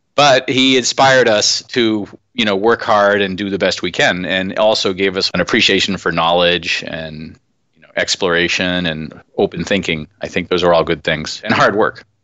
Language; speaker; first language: English; native; English